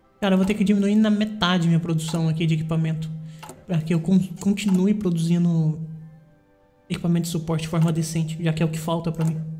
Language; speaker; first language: Portuguese; native; Portuguese